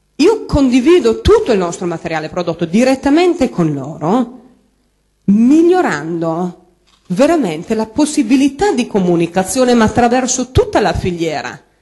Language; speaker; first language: Italian; non-native, fluent; English